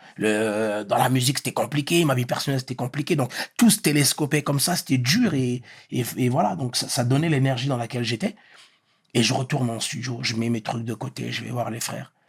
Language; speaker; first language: French; early bilingual, other home language; Lingala